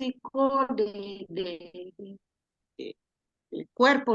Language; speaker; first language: Spanish; non-native, learner; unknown